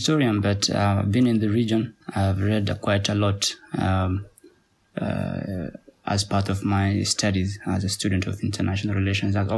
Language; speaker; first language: English; non-native, local second language; Somali